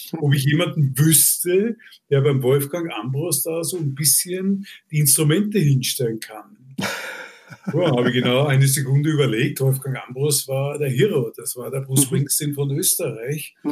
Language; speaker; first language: German; native; German